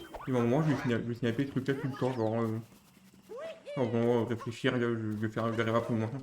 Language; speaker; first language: French; native; French